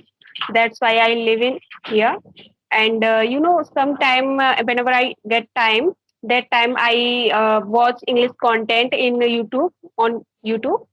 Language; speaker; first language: English; non-native, learner; Hindi